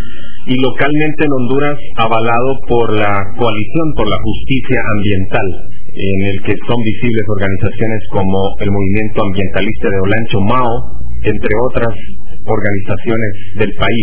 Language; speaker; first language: Spanish; native; Spanish